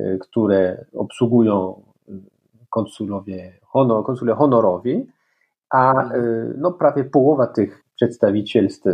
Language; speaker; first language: Polish; non-native, fluent; German